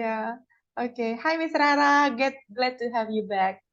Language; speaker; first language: English; non-native, fluent; Indonesian